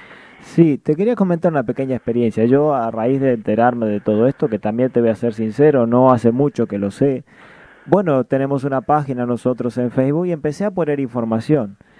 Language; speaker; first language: Spanish; native; Spanish